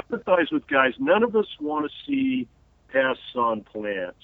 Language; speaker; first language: English; native; English